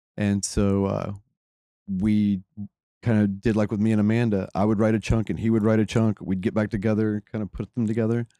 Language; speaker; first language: English; native; English